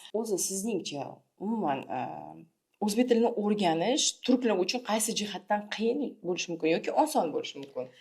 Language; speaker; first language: Uzbek; native; Uzbek